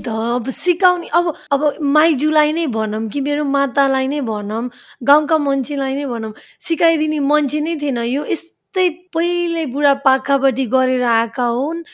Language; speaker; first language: Nepali; early bilingual, heritage; Nepali